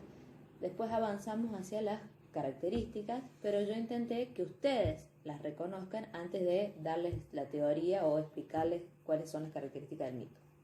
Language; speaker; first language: Spanish; native; Spanish